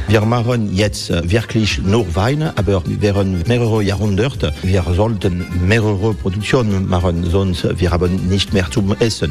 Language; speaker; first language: German; non-native, fluent; French